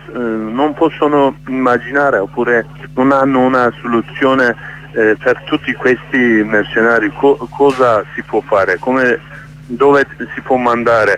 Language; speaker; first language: Italian; non-native, learner; Kurdish